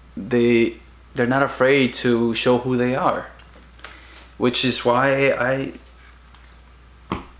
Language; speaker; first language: English; early bilingual, other home language; Spanish